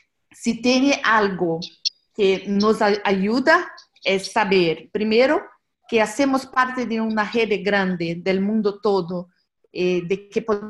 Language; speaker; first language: Spanish; non-native, learner; Portuguese